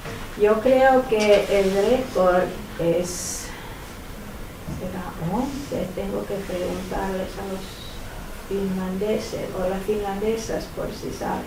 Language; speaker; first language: Spanish; non-native, fluent; Finnish